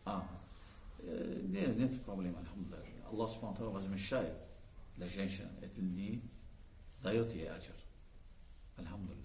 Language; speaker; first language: Russian; non-native, learner; Azerbaijani